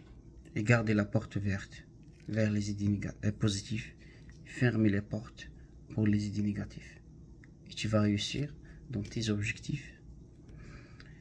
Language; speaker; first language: French; non-native, learner; Arabic